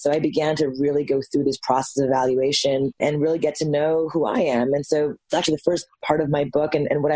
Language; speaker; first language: English; native; English